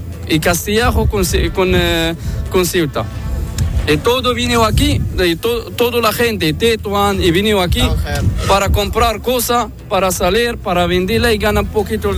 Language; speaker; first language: Spanish; non-native, learner; Arabic